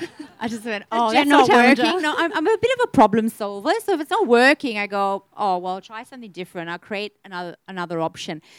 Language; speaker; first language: English; native; English